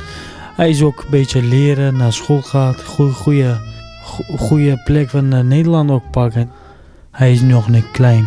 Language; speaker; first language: Dutch; non-native, learner; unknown